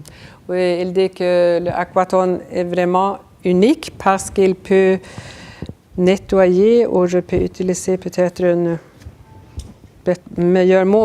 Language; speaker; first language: French; non-native, fluent; Swedish